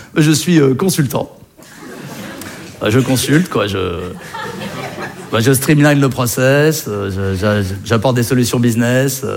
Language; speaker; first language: French; native; French